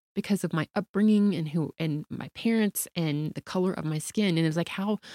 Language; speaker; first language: English; native; English